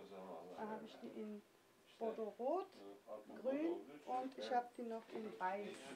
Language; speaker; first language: German; non-native, local second language; Turkish